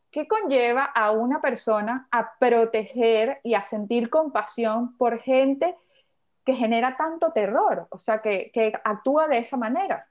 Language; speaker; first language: Spanish; native; Spanish